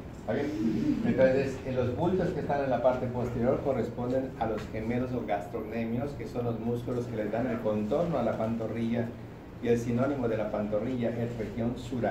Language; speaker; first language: Spanish; native; Spanish